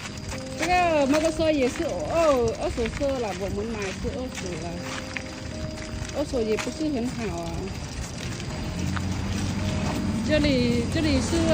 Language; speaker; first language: Chinese; non-native, learner; Lao